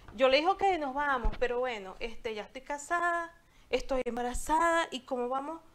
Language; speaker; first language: Spanish; native; Spanish